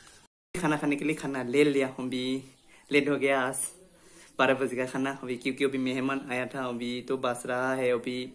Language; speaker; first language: Hindi; non-native, local second language; Bodo